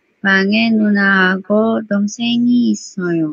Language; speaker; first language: Korean; non-native, learner; Indonesian